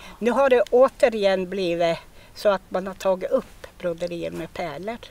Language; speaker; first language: Swedish; native; Swedish